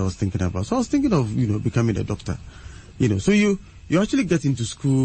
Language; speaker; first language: English; non-native, local second language; Akan